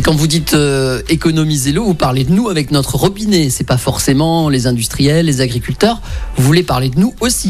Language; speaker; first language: French; native; French